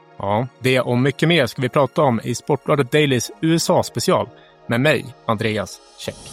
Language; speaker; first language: Swedish; native; Swedish